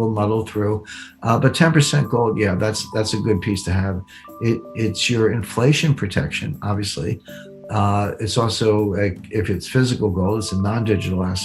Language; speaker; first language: English; native; English